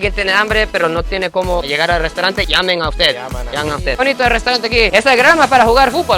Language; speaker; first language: Spanish; non-native, fluent; English